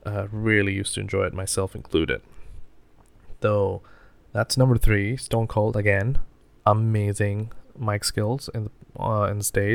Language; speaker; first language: English; non-native, local second language; Hindi